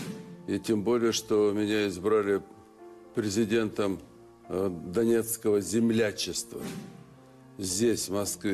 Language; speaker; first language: Russian; native; Russian